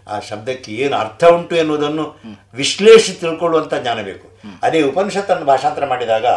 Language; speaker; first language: Kannada; non-native, local second language; Tulu